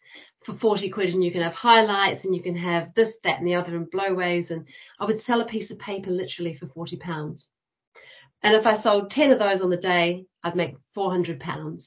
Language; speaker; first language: English; native; English